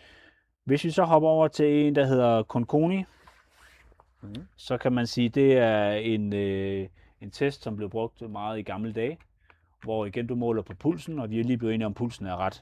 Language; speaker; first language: Danish; native; Danish